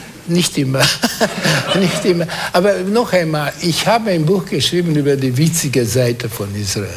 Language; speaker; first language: German; non-native, fluent; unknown